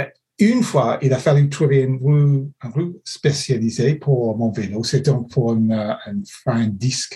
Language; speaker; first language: French; non-native, fluent; English